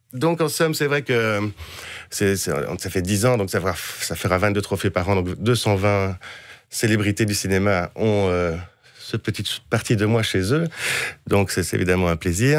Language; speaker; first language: French; native; French